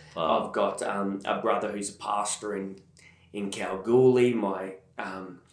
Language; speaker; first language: English; native; English